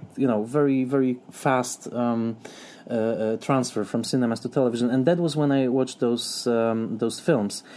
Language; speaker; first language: English; non-native, fluent; Polish